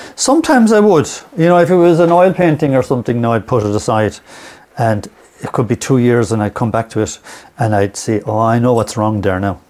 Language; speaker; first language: English; native; English